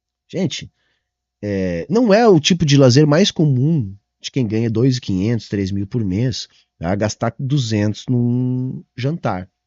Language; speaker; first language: Portuguese; native; Portuguese